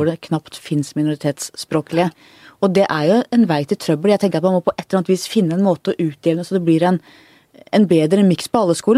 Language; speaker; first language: Norwegian; native; Norwegian